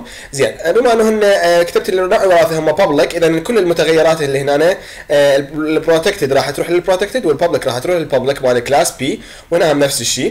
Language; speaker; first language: Arabic; native; Arabic